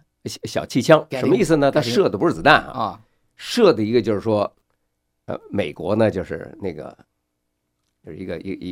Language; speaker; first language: Chinese; native; Chinese